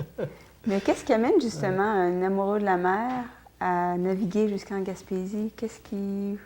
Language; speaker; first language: French; native; French